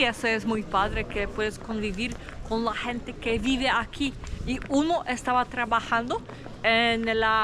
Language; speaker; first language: Spanish; non-native, fluent; Portuguese